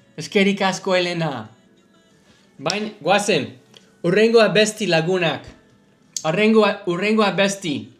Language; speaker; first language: Basque; non-native, learner; English